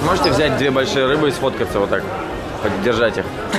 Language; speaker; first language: Russian; native; Russian